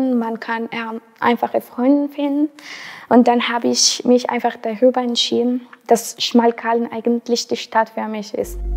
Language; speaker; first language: German; non-native, fluent; Spanish